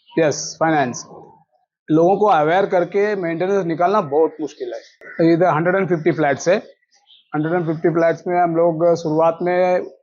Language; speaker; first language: Hindi; non-native, local second language; Tamil